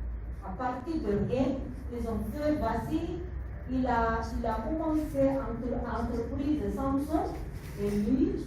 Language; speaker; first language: French; non-native, learner; Korean